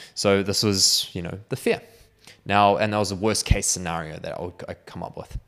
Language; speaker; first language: English; native; English